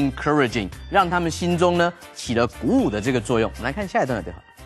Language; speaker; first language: Chinese; native; Chinese